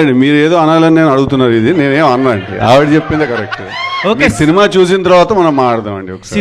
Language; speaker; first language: Telugu; native; Telugu